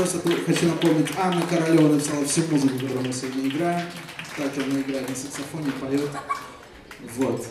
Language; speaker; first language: Russian; native; Russian